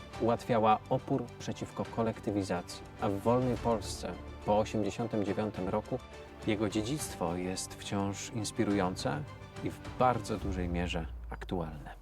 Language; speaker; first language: Polish; native; Polish